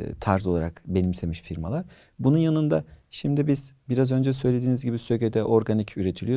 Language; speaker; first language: Turkish; native; Turkish